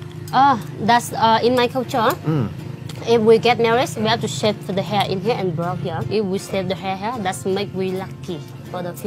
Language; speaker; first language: English; non-native, learner; Iu Mien